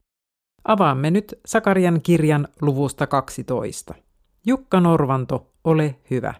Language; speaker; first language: Finnish; native; Finnish